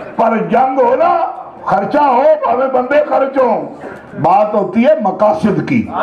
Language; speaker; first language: Urdu; non-native, local second language; Punjabi